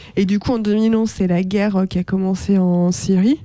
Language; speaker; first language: French; native; French